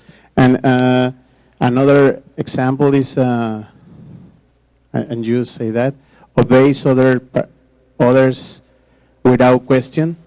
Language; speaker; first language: English; non-native, learner; Spanish